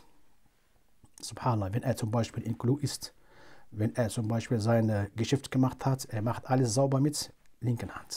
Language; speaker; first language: German; non-native, fluent; Arabic